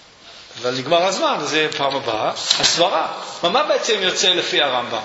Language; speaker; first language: Hebrew; native; Hebrew